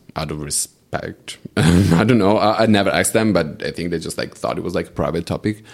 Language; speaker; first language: English; non-native, fluent; Italian